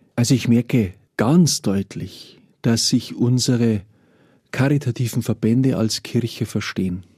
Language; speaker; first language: German; native; German